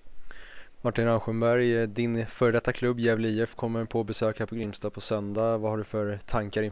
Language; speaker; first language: Swedish; native; Swedish